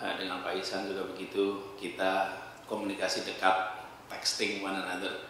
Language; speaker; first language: Indonesian; native; Indonesian